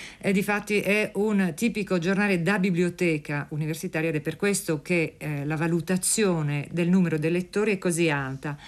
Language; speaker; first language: Italian; native; Italian